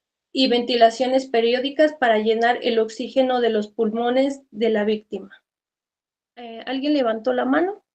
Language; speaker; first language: Spanish; native; Spanish